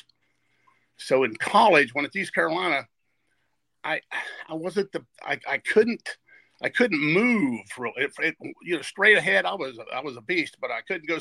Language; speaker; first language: English; native; English